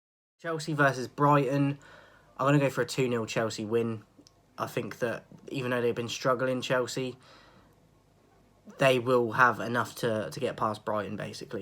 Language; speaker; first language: English; native; English